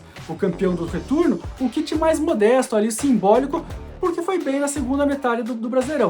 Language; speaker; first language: Portuguese; native; Portuguese